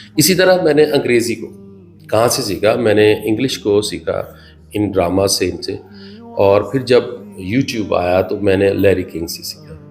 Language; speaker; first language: Urdu; non-native, local second language; Punjabi